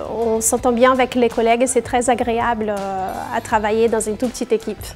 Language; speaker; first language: French; non-native, fluent; Portuguese